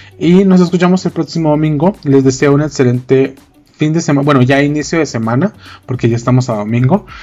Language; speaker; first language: Spanish; native; Spanish